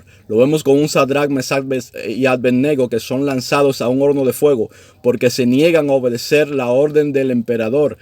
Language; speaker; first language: Spanish; native; Spanish